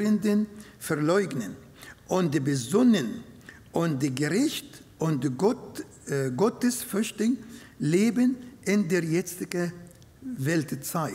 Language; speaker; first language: German; non-native, fluent; Arabic